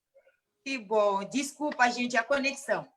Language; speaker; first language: Portuguese; non-native, local second language; Mandingo